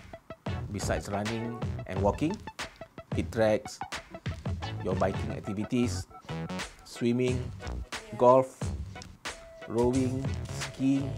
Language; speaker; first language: English; non-native, local second language; Malay